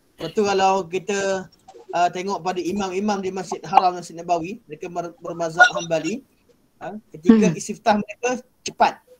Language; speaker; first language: Malay; native; Malay